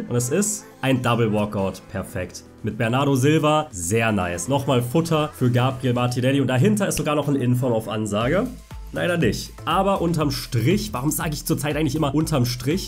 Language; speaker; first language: German; native; German